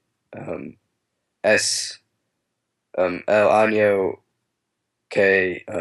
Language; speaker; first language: Spanish; non-native, learner; English